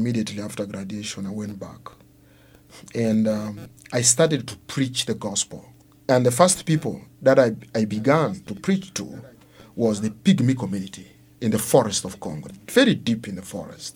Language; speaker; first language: English; non-native, fluent; Luo (Kenya and Tanzania)